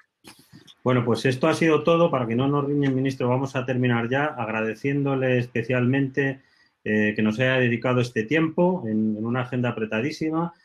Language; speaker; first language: Spanish; native; Spanish